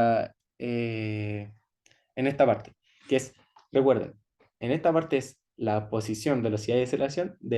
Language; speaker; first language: Spanish; native; Spanish